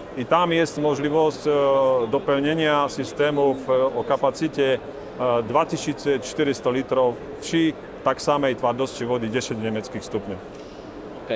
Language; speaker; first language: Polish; non-native, learner; Slovak